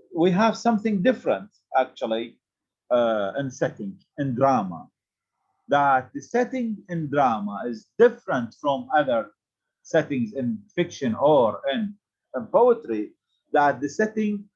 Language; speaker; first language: English; non-native, fluent; Arabic